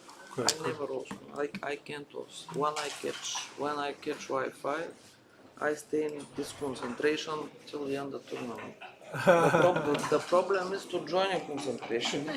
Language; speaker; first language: English; non-native, fluent; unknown